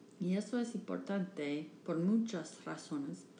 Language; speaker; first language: Spanish; non-native, learner; English